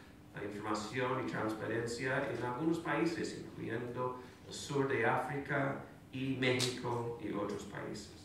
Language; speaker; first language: Spanish; non-native, fluent; English